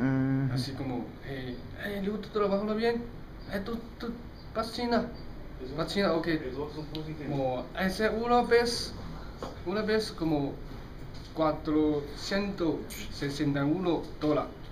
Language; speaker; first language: Spanish; non-native, learner; Chinese